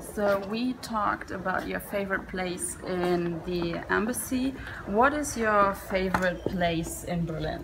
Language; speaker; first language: English; non-native, fluent; German